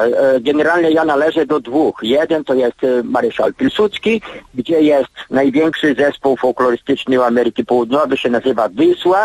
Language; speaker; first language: Polish; early bilingual, heritage; Polish